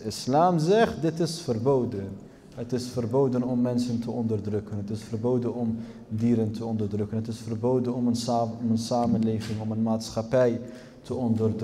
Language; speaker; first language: Dutch; early bilingual, other home language; Arabic